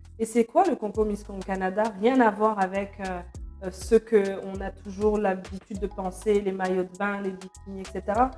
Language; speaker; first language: French; non-native, local second language; Lingala